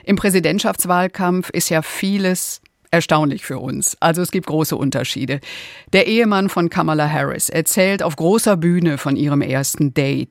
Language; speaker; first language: German; native; German